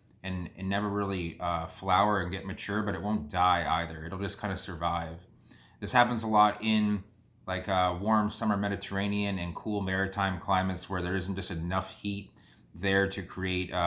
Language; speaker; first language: English; native; English